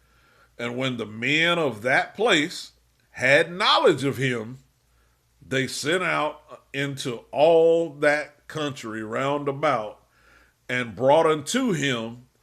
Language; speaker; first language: English; native; English